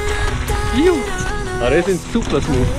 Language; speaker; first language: German; native; German